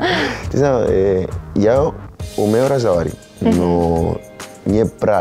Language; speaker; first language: Russian; non-native, learner; Spanish